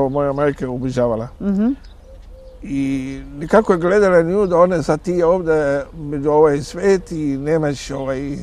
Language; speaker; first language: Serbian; non-native, fluent; Arabic